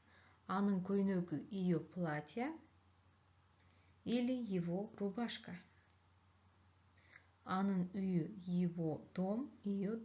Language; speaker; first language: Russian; non-native, local second language; Kyrgyz